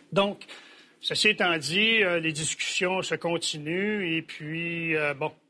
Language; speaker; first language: French; native; French